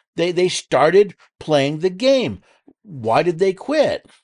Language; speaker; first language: English; native; English